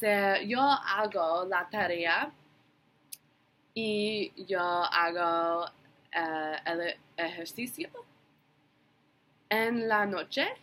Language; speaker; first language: Spanish; non-native, learner; English